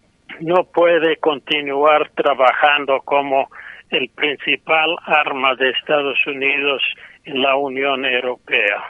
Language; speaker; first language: Spanish; non-native, fluent; English